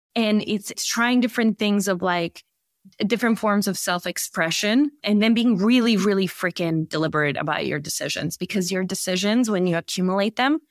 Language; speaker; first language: English; early bilingual, other home language; Bosnian